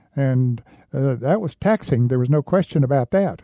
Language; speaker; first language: English; native; English